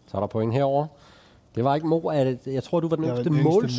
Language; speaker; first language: Danish; native; Danish